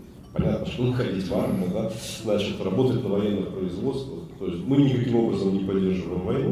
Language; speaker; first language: Russian; native; Russian